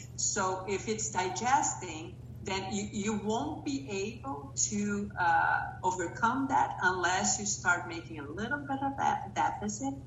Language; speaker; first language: English; non-native, fluent; Portuguese